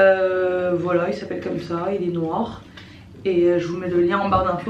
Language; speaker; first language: French; native; French